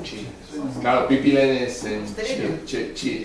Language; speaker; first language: Spanish; native; Spanish